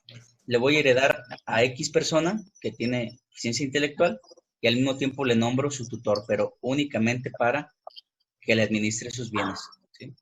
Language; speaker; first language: Spanish; native; Spanish